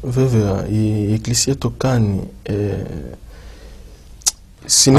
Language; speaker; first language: Greek; non-native, fluent; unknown